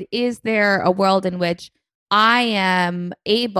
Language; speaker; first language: English; native; English